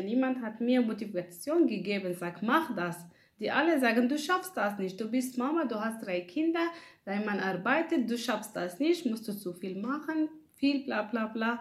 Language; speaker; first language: German; non-native, learner; Arabic